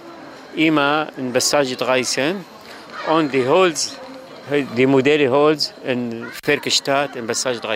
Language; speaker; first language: German; non-native, learner; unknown